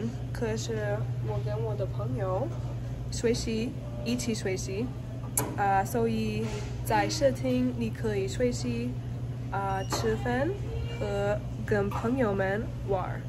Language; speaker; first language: Chinese; non-native, learner; English